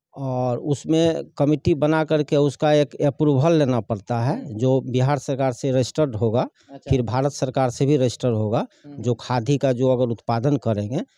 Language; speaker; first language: Hindi; native; Hindi